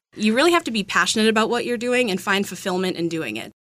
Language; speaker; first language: English; native; English